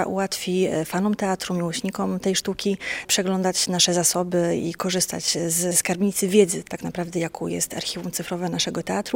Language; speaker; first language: Polish; native; Polish